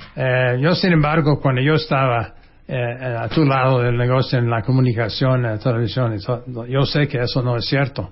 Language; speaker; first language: Spanish; non-native, fluent; English